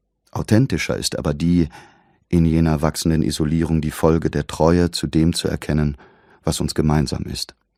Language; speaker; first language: German; native; German